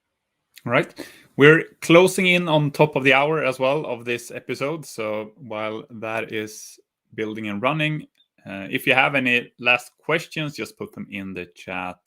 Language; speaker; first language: English; non-native, fluent; Swedish